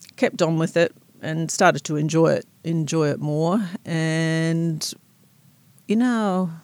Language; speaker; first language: English; native; English